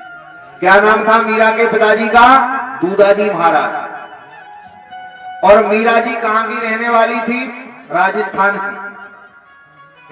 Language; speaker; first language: Hindi; native; Hindi